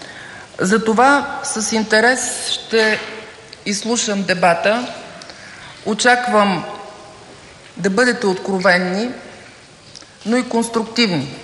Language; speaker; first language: Bulgarian; native; Bulgarian